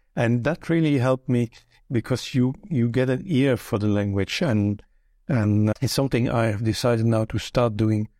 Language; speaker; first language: English; non-native, fluent; Dutch